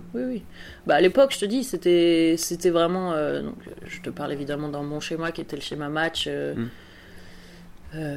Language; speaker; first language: French; native; French